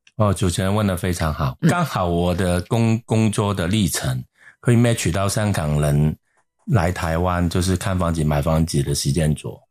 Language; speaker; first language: Chinese; non-native, local second language; Cantonese